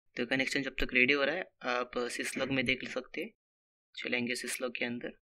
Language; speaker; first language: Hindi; non-native, local second language; Marathi